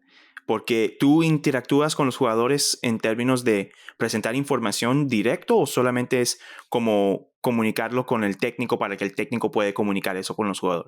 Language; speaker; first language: Spanish; early bilingual, heritage; Spanish